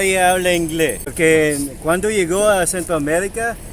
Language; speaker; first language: Spanish; non-native, fluent; Filipino